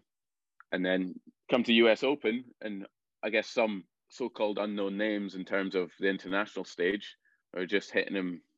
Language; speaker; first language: English; native; English